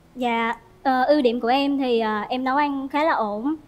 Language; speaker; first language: Vietnamese; native; Vietnamese